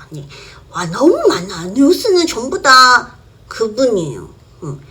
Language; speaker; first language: Korean; non-native, fluent; Chinese